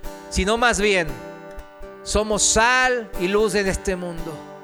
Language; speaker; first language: Spanish; non-native, fluent; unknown